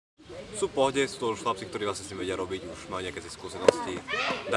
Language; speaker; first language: Slovak; native; Slovak